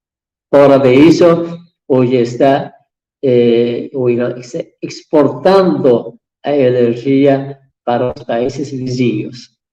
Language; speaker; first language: Portuguese; non-native, fluent; Persian